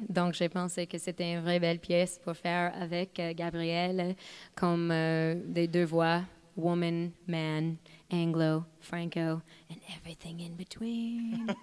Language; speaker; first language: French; non-native, fluent; English